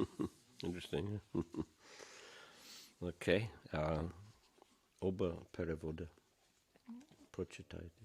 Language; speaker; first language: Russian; non-native, fluent; English